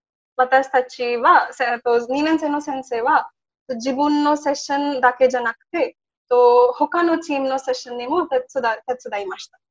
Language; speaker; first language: Japanese; non-native, learner; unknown